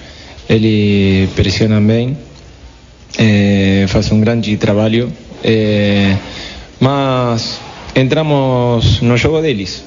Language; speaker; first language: Portuguese; non-native, fluent; Spanish